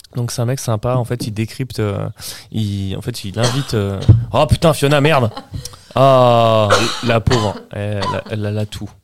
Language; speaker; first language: French; early bilingual, other home language; Portuguese